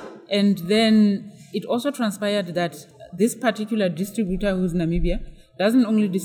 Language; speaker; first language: English; non-native, local second language; Tswana